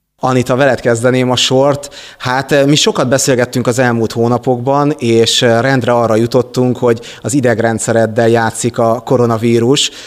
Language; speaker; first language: Hungarian; native; Hungarian